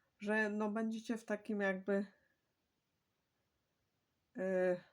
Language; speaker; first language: Polish; native; Polish